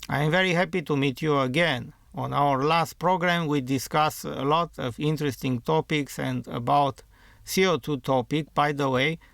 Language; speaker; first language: English; non-native, fluent; Romanian